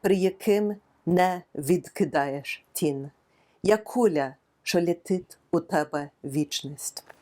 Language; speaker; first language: Ukrainian; non-native, fluent; English